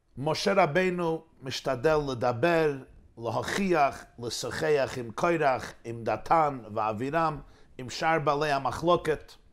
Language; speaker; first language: Hebrew; non-native, fluent; English